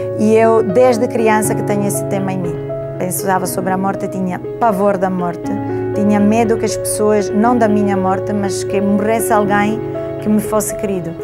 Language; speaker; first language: Portuguese; non-native, fluent; Italian